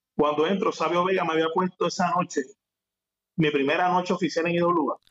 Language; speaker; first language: Spanish; native; Spanish